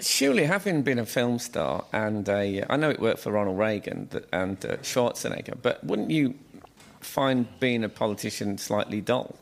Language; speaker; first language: English; native; English